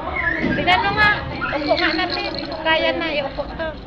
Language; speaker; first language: Filipino; native; Filipino